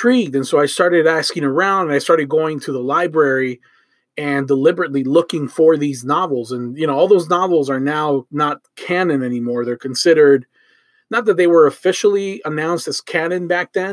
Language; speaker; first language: English; early bilingual, other home language; Spanish